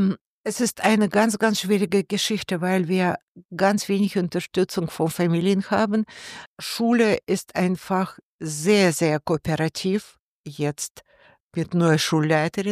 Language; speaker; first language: German; non-native, learner; Russian